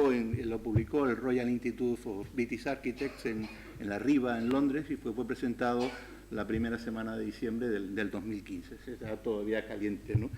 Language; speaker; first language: Spanish; native; Spanish